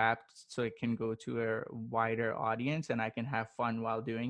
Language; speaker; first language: English; non-native, local second language; Urdu